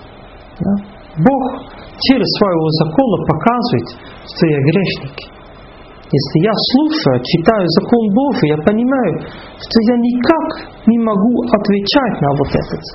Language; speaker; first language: Russian; non-native, fluent; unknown